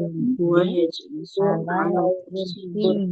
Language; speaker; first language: Arabic; non-native, learner; Indonesian